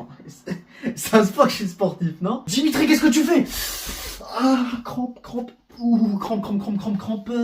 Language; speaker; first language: French; native; French